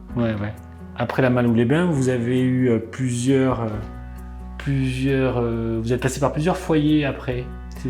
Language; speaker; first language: French; native; French